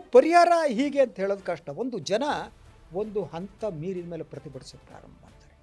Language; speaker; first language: Kannada; native; Kannada